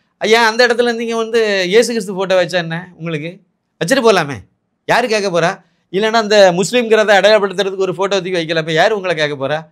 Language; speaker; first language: Tamil; native; Tamil